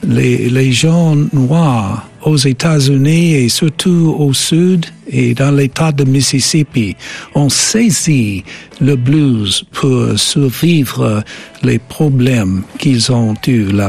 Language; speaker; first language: French; non-native, fluent; English